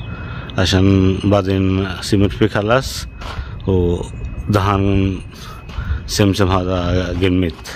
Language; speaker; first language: Arabic; non-native, learner; Bangla